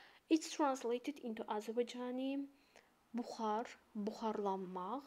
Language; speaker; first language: English; non-native, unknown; Azerbaijani